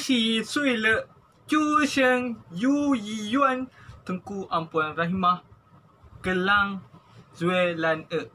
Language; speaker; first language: Chinese; non-native, learner; Malay